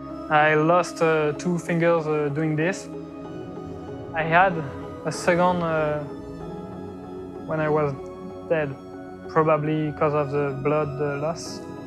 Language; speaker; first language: English; non-native, fluent; French